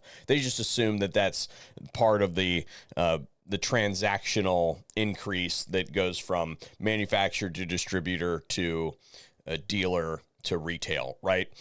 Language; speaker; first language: English; native; English